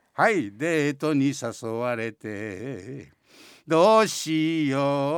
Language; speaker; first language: Japanese; native; Japanese